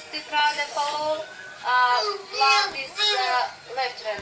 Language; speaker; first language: English; non-native, learner; Russian